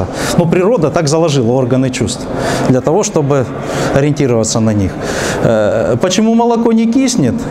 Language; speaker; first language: Russian; native; Russian